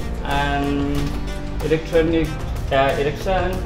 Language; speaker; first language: English; non-native, learner; Thai